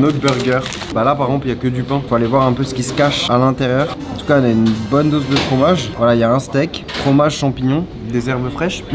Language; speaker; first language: French; native; French